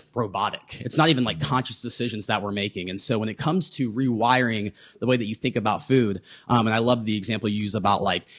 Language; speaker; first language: English; native; English